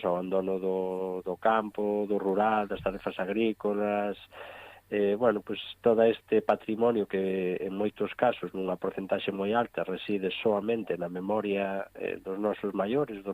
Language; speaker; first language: Galician; native; Galician